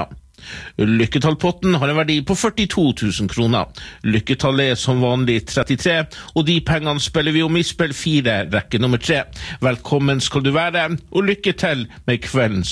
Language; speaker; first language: Norwegian; native; Norwegian